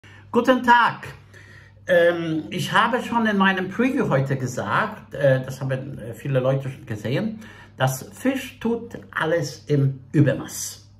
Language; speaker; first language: German; non-native, fluent; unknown